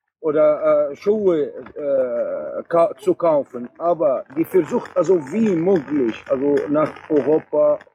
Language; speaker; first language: German; non-native, learner; Arabic